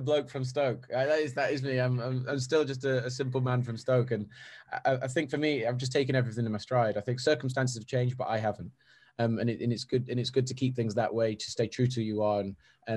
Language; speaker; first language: English; native; English